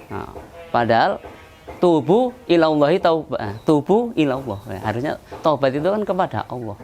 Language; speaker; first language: Indonesian; non-native, local second language; Javanese